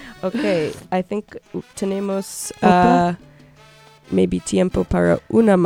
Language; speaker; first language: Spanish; early bilingual, heritage; Spanish